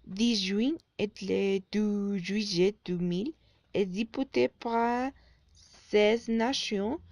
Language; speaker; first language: French; non-native, learner; Spanish